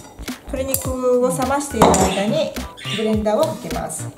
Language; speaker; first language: Japanese; native; Japanese